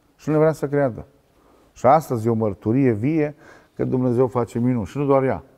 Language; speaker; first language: Romanian; native; Romanian